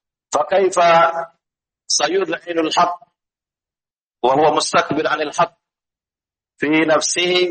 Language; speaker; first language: Arabic; non-native, fluent; Indonesian